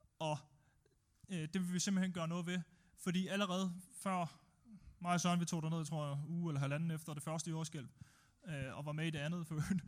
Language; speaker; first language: Danish; native; Danish